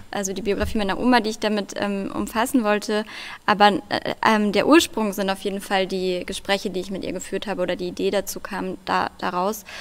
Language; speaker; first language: German; early bilingual, other home language; Russian